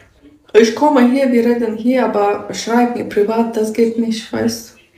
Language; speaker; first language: German; non-native, learner; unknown